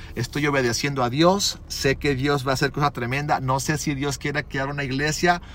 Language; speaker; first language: Spanish; early bilingual, other home language; English